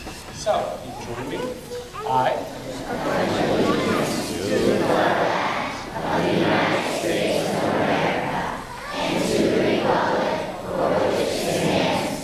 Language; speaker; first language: English; native; English